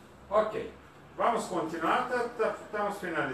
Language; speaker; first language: Portuguese; non-native, learner; Persian